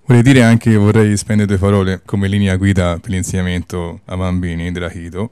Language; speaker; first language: Italian; native; Italian